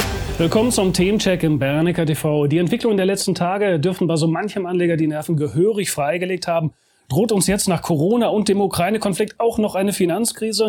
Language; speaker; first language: German; native; German